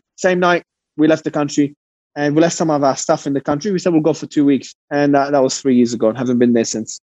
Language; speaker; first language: English; early bilingual, other home language; Arabic